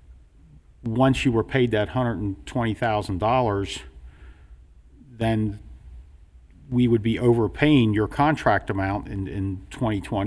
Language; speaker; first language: English; native; English